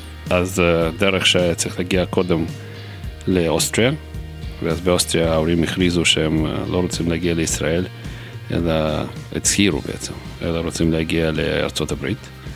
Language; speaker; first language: Hebrew; non-native, fluent; Russian